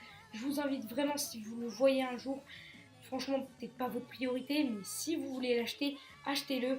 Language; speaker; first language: French; native; French